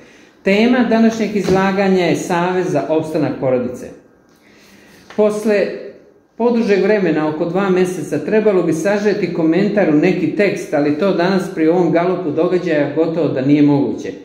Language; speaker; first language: Serbian; native; Serbian